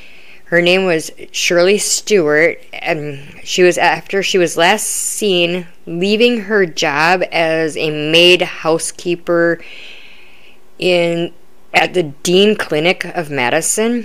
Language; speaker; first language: English; native; English